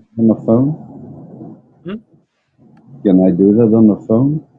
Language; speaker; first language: English; non-native, learner; Dutch